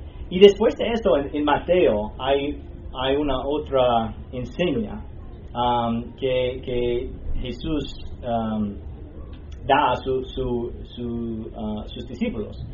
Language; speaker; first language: Spanish; non-native, learner; English